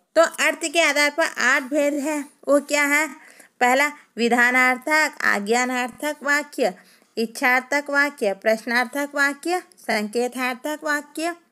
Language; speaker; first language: Hindi; non-native, local second language; Telugu